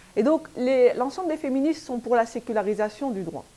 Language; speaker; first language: French; native; French